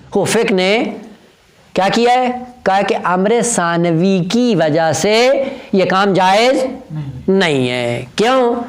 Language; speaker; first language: Urdu; non-native, local second language; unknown